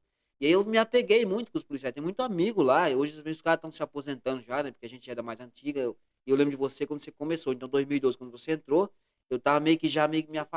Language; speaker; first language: Portuguese; native; Portuguese